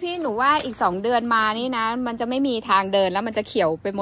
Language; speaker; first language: Thai; native; Thai